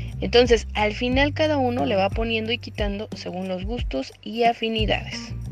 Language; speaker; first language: Spanish; native; Spanish